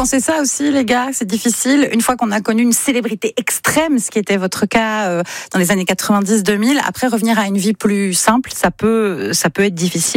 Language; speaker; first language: French; native; French